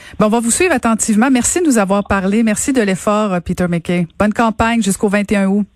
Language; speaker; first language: French; native; French